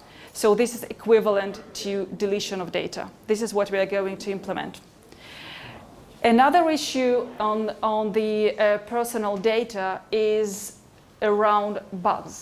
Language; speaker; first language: English; non-native, fluent; Hebrew